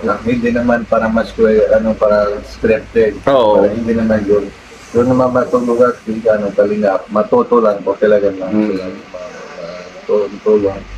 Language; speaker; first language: Filipino; non-native, learner; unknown